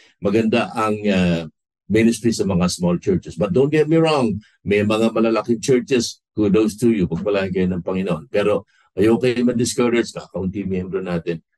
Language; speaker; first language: Filipino; native; Filipino